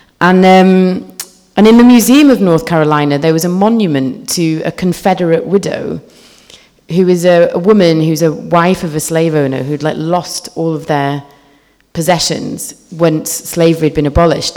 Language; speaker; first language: English; native; English